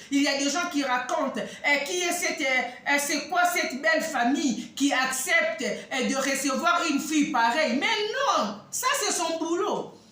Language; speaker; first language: French; non-native, local second language; Lingala